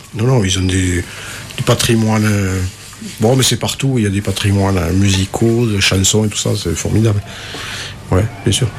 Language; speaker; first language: French; native; French